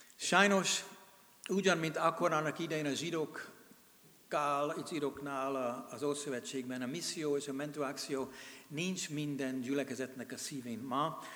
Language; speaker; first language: Hungarian; non-native, fluent; English